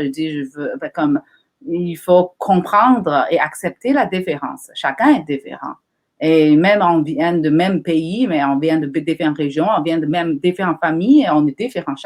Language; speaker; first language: French; non-native, fluent; Chinese